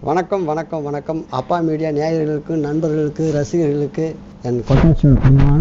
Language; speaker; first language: Tamil; native; Tamil